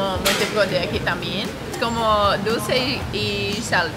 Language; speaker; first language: Spanish; non-native, learner; English